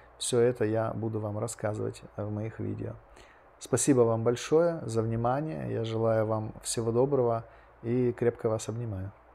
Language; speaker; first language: Russian; native; Russian